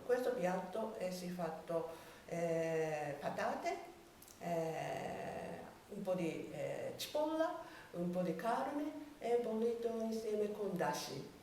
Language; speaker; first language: Italian; non-native, learner; Japanese